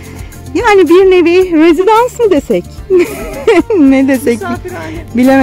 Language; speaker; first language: Turkish; native; Turkish